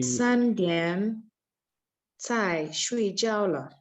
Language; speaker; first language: Chinese; non-native, learner; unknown